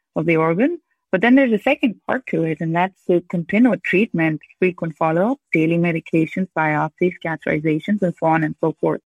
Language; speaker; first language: English; non-native, local second language; Urdu